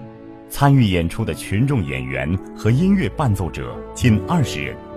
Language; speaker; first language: Chinese; native; Chinese